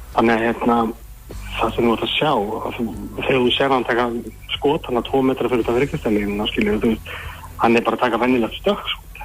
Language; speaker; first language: Icelandic; native; Icelandic